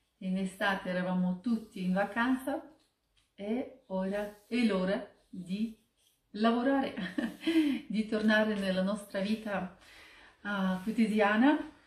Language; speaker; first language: Italian; non-native, fluent; Russian